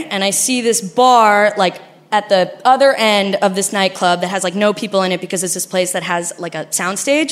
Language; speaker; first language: English; non-native, fluent; Spanish